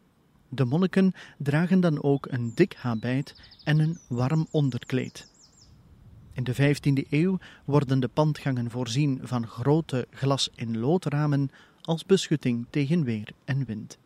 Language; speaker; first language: Dutch; native; Dutch